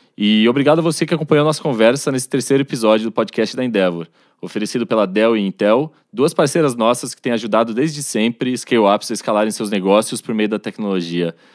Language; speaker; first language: Portuguese; native; Portuguese